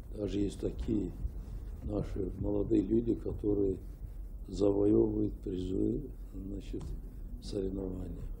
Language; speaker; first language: Russian; non-native, local second language; Azerbaijani